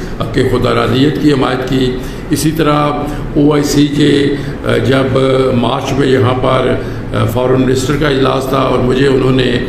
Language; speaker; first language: Urdu; non-native, local second language; Pahari-Potwari